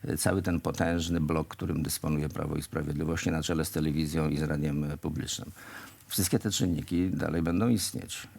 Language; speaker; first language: Polish; native; Polish